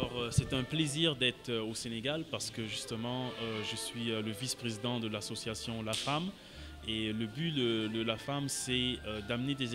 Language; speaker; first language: French; non-native, local second language; Wolof